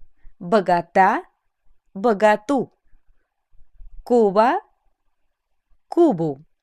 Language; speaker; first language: Russian; non-native, fluent; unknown